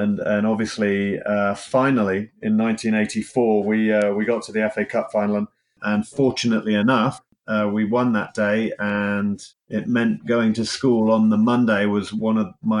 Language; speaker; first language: English; native; English